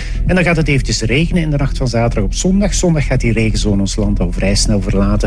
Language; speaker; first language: Dutch; native; Dutch